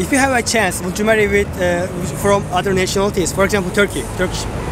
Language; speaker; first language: English; non-native, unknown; Turkish